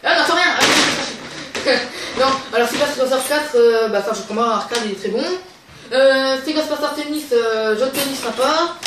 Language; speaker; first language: French; native; French